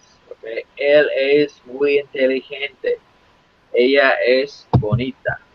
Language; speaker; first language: Spanish; non-native, fluent; English